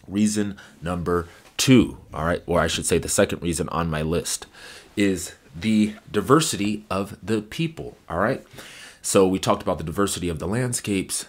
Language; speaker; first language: English; native; English